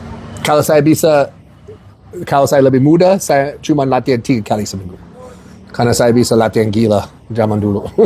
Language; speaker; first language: Indonesian; non-native, learner; English